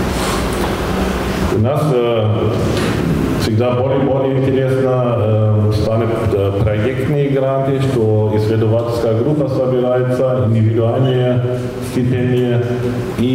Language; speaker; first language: Russian; non-native, fluent; German